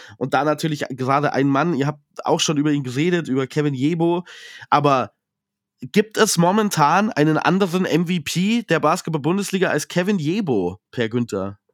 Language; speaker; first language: German; native; German